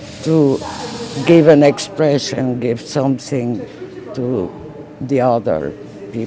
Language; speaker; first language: English; non-native, learner; French